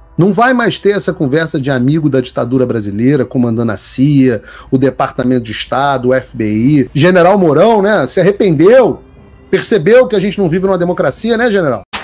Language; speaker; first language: Portuguese; native; Portuguese